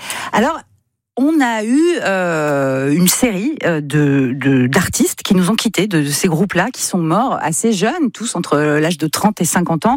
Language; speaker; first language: French; native; French